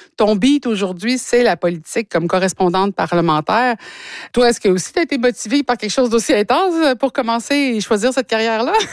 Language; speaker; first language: French; native; French